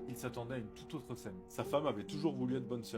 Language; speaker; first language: French; native; French